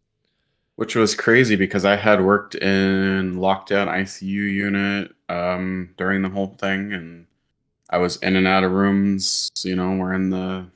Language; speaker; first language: English; native; English